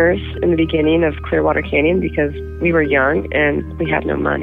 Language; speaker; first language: English; native; English